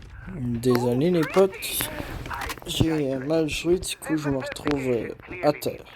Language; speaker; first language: French; native; French